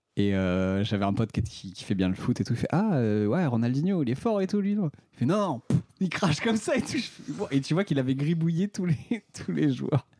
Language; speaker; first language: French; native; French